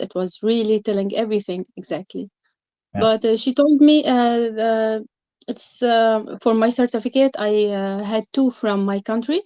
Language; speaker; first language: English; non-native, learner; Arabic